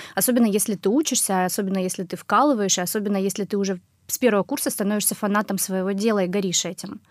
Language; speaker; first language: Russian; native; Russian